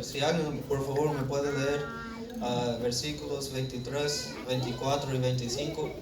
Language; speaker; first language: Spanish; early bilingual, heritage; Spanish